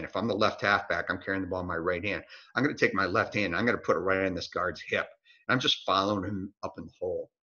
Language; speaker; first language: English; native; English